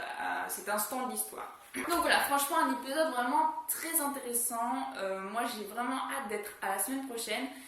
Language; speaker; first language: French; native; French